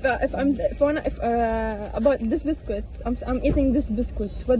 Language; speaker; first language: English; non-native, fluent; Arabic